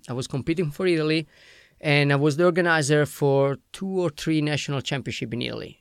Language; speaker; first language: English; non-native, fluent; Italian